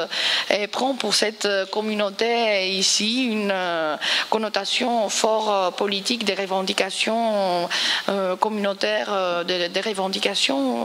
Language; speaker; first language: French; non-native, fluent; Greek